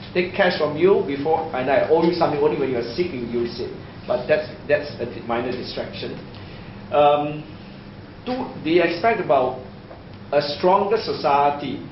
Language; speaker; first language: English; native; English